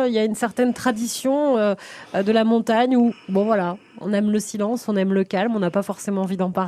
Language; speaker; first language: French; native; French